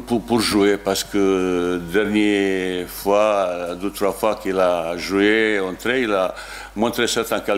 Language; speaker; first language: French; non-native, learner; Bosnian